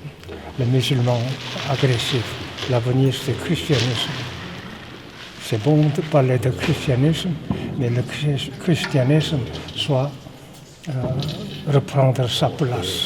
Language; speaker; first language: French; non-native, fluent; Korean